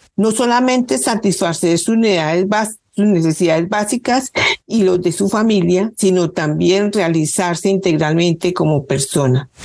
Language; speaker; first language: Spanish; native; Spanish